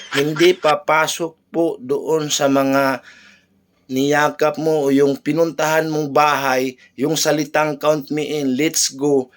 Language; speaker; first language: Filipino; native; Filipino